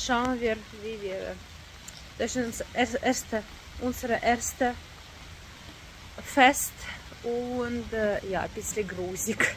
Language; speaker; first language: German; non-native, learner; Ukrainian